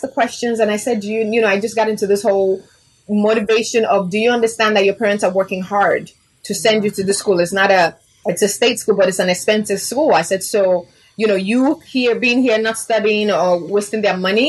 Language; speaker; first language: English; non-native, local second language; Yoruba